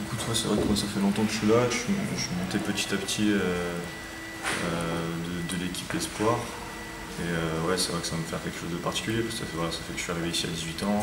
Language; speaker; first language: French; native; French